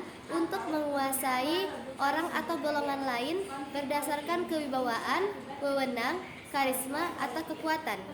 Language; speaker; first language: Indonesian; native; Indonesian